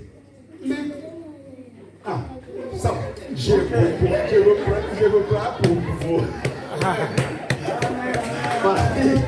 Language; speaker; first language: French; non-native, learner; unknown